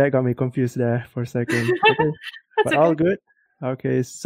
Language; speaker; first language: English; non-native, local second language; Malay